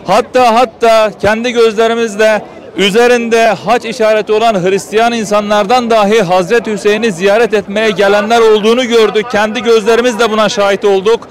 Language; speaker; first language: Turkish; native; Turkish